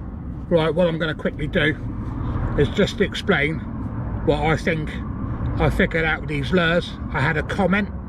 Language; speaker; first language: English; native; English